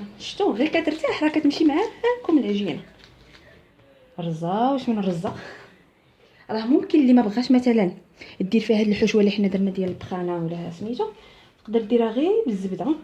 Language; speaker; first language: Arabic; native; Arabic